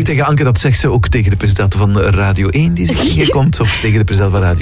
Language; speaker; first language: Dutch; native; Dutch